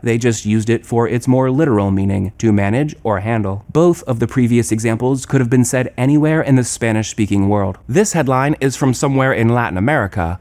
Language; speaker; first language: English; native; English